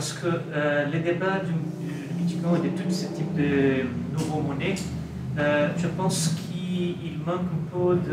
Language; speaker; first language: French; non-native, learner; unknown